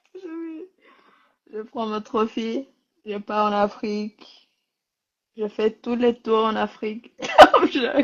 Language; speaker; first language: French; non-native, learner; Rundi